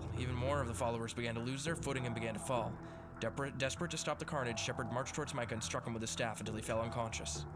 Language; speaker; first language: English; native; English